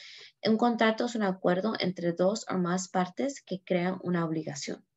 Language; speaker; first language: Spanish; early bilingual, heritage; Spanish